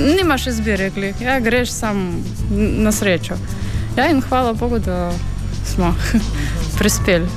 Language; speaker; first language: Slovenian; non-native, fluent; Ukrainian